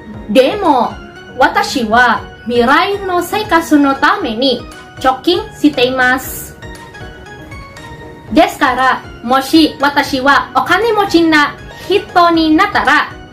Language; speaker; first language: Japanese; non-native, learner; Indonesian